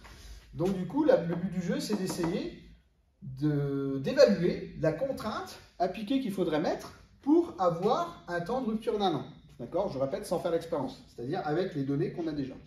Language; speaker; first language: French; native; French